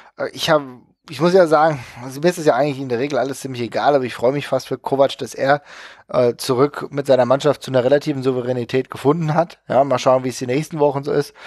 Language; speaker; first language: German; native; German